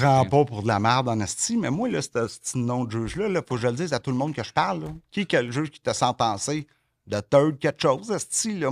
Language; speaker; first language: French; native; French